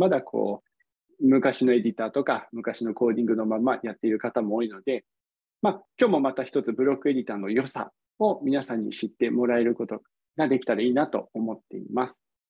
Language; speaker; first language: Japanese; non-native, fluent; English